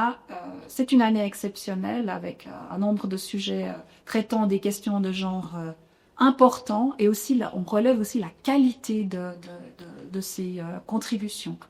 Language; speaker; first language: French; native; French